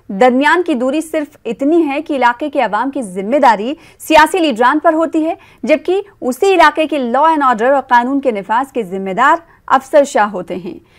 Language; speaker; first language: Hindi; native; Hindi